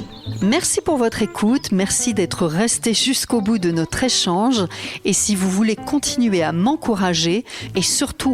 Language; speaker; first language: French; native; French